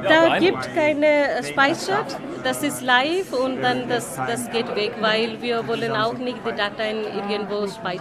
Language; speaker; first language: German; non-native, learner; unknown